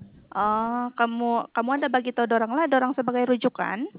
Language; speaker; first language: Indonesian; non-native, local second language; Malay